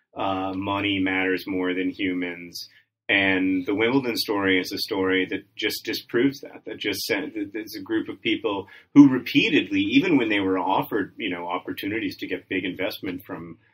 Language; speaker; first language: English; native; English